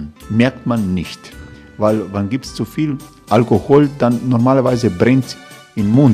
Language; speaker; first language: German; non-native, learner; Croatian